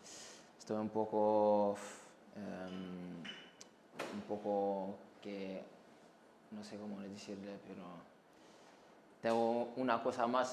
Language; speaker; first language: Spanish; non-native, fluent; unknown